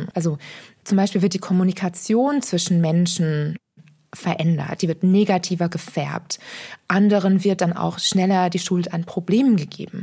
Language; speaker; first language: German; native; German